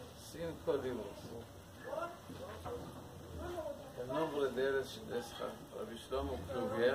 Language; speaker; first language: Spanish; non-native, learner; Hebrew